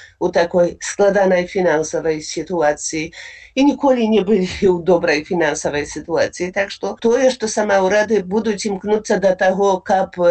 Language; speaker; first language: Belarusian; native; Belarusian